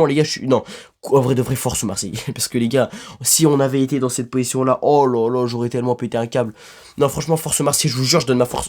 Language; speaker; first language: French; native; French